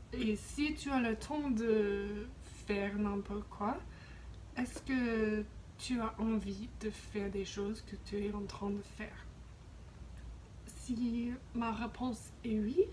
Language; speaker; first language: French; non-native, fluent; English